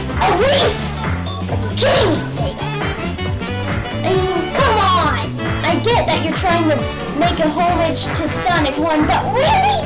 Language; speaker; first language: English; native; English